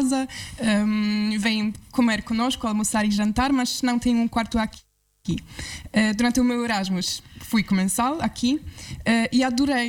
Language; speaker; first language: Portuguese; non-native, fluent; Polish